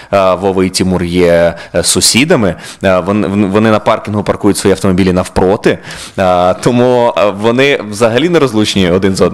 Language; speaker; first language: Ukrainian; native; Ukrainian